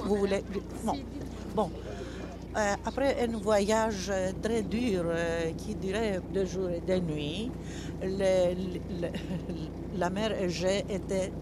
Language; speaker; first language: French; non-native, fluent; Greek